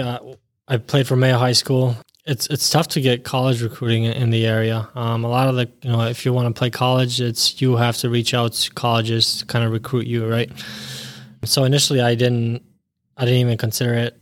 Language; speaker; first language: English; early bilingual, other home language; Bosnian